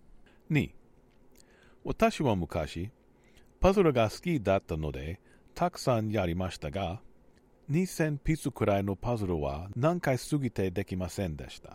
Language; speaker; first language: Japanese; non-native, learner; English